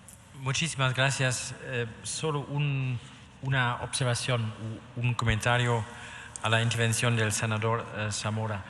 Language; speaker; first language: Spanish; non-native, fluent; German